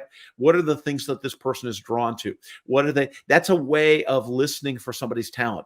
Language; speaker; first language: English; native; English